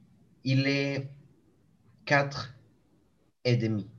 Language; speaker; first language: French; non-native, learner; English